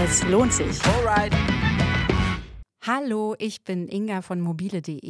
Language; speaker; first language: German; native; German